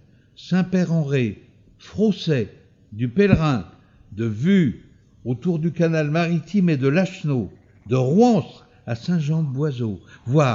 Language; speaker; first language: French; native; French